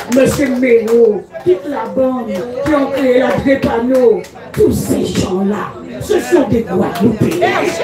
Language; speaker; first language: French; native; French